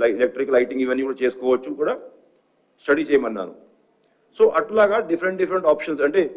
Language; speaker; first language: Telugu; non-native, fluent; Hindi